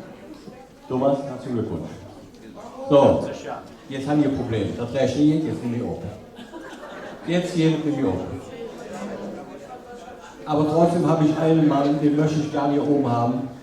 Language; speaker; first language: German; native; German